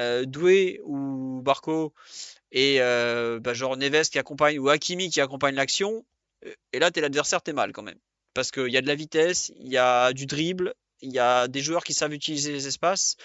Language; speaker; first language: French; native; French